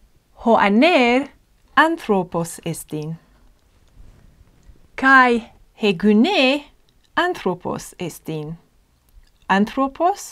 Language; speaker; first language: Greek; non-native, fluent; English